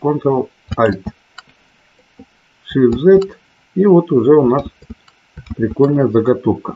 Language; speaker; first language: Russian; native; Russian